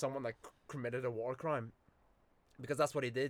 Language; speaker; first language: English; native; English